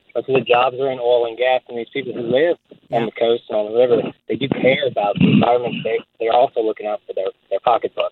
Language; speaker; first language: English; native; English